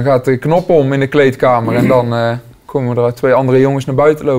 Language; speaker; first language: Dutch; native; Dutch